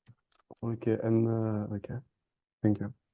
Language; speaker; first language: English; non-native, learner; French